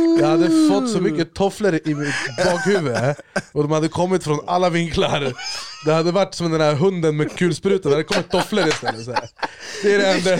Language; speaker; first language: Swedish; early bilingual, other home language; Arabic